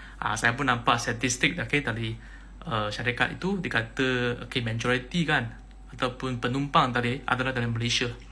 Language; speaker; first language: Malay; native; Malay